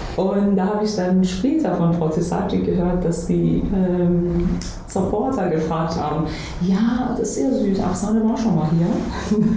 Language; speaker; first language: German; non-native, fluent; Persian